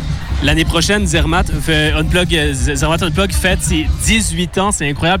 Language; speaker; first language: French; native; French